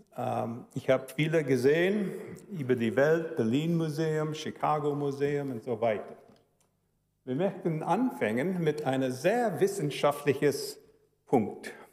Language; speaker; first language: German; early bilingual, heritage; German